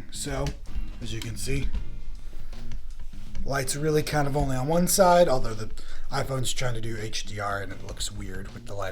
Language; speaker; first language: English; native; English